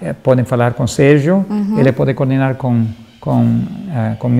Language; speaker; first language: Portuguese; non-native, fluent; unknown